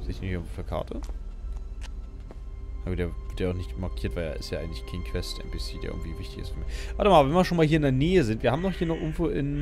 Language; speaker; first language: German; native; German